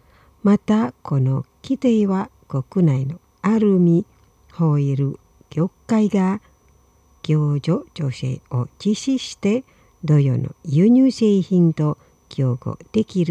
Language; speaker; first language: Japanese; non-native, fluent; Indonesian